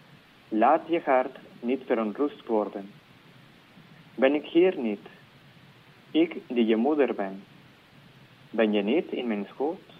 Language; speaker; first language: Dutch; non-native, fluent; Spanish